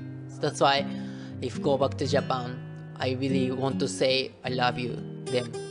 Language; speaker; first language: English; non-native, learner; Japanese